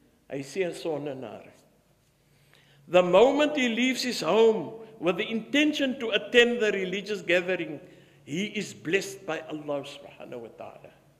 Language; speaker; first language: English; early bilingual, other home language; Afrikaans